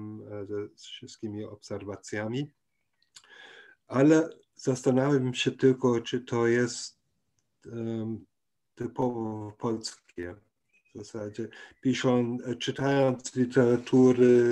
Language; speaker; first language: Polish; non-native, fluent; German